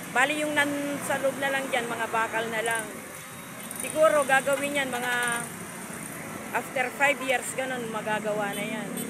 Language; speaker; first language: Filipino; non-native, local second language; Iloko